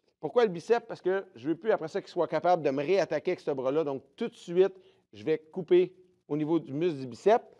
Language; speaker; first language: French; native; French